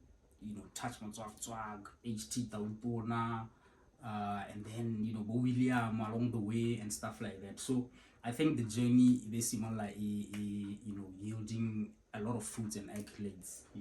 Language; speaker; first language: English; non-native, local second language; Tswana